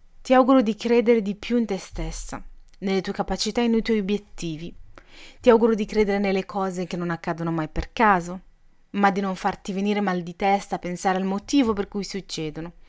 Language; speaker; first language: Italian; native; Italian